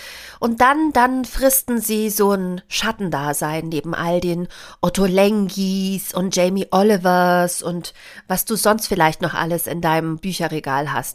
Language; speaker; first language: German; native; German